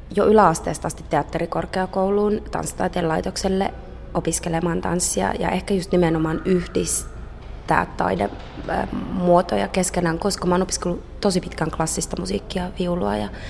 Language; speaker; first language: Finnish; native; Finnish